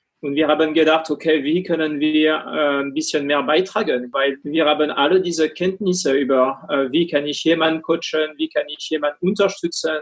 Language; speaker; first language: German; non-native, fluent; French